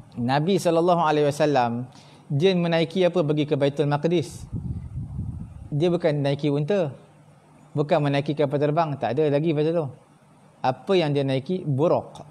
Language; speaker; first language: Malay; native; Malay